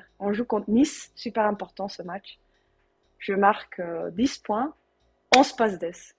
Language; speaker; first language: French; non-native, learner; Dutch